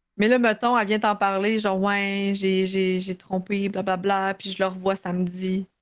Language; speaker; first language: French; native; French